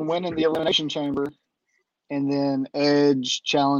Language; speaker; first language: English; native; English